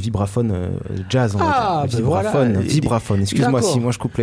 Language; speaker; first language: French; native; French